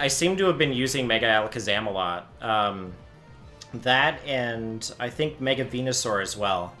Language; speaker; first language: English; native; English